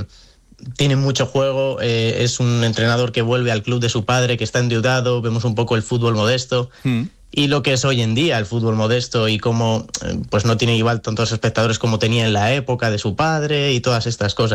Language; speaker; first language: Spanish; native; Spanish